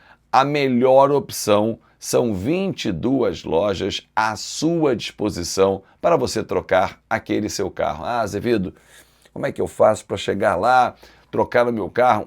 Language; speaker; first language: Portuguese; native; Portuguese